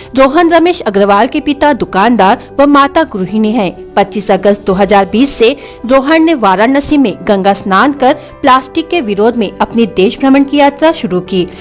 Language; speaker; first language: Hindi; native; Hindi